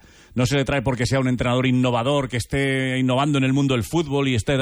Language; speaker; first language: Spanish; native; Spanish